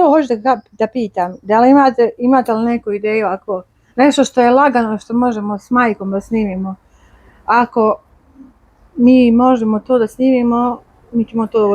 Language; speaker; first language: Bosnian; native; Bosnian